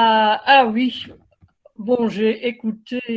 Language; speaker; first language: French; non-native, fluent; Dutch